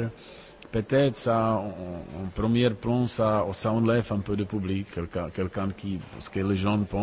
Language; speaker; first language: French; non-native, learner; Czech